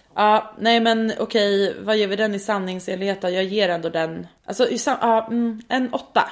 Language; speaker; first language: Swedish; native; Swedish